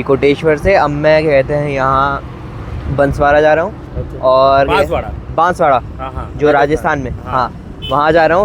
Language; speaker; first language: Hindi; native; Hindi